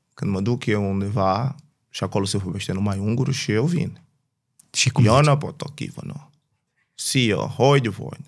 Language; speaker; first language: Romanian; non-native, fluent; Portuguese